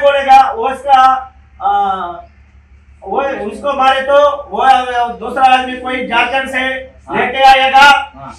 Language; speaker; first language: Hindi; non-native, local second language; Telugu